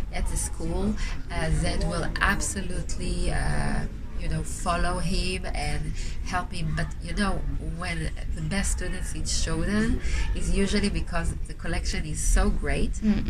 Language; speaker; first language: English; non-native, fluent; Hebrew